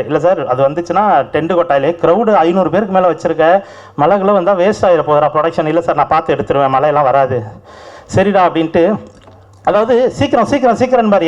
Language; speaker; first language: Tamil; native; Tamil